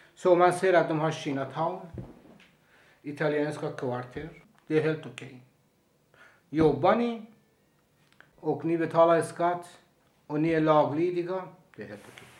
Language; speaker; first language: Swedish; non-native, fluent; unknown